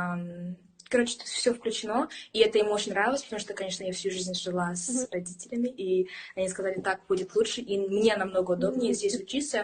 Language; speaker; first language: Russian; early bilingual, heritage; English